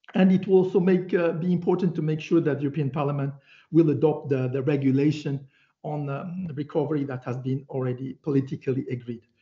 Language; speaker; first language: English; non-native, fluent; Portuguese